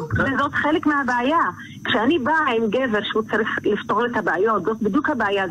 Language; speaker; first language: Hebrew; non-native, local second language; Arabic